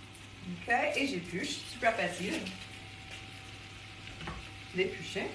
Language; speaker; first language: French; non-native, fluent; English